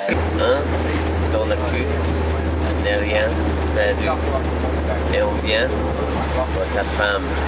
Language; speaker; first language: French; non-native, learner; English